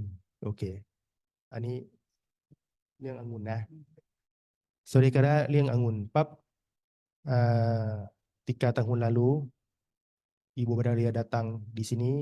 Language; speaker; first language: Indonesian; non-native, learner; Thai